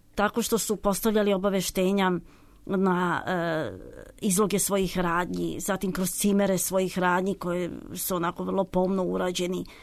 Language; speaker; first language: Serbian; native; Serbian